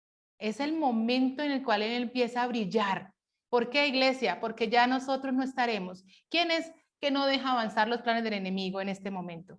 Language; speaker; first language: Spanish; native; Spanish